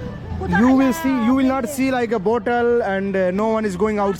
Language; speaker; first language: English; non-native, learner; Hindi